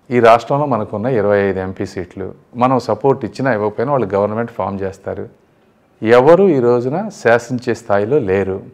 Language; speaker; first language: Telugu; native; Telugu